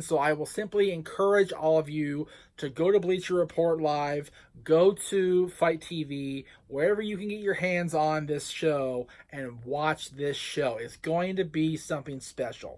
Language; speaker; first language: English; native; English